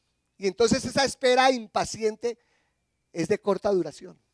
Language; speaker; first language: Spanish; native; Spanish